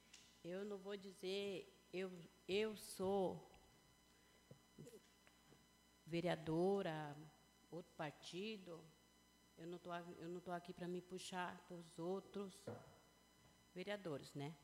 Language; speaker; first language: Portuguese; non-native, local second language; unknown